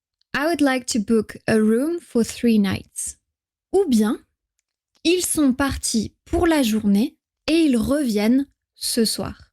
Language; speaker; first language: French; native; French